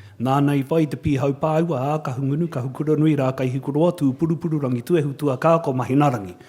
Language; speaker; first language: Māori; native; Māori